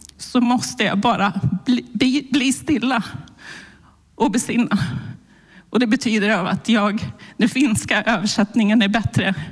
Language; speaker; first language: Swedish; early bilingual, other home language; Finnish